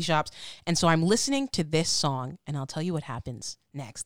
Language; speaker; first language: English; native; English